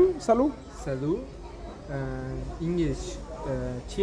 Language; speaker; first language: English; non-native, learner; Turkish